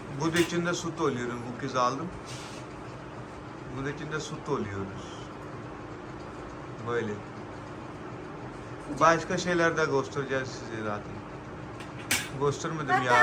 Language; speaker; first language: Turkish; non-native, learner; Punjabi